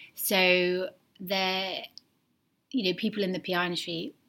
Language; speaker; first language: English; native; English